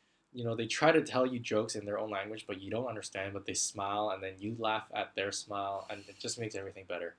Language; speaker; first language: English; non-native, local second language; Cantonese